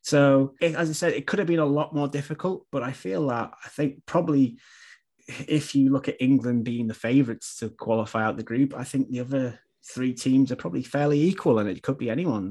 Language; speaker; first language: English; native; English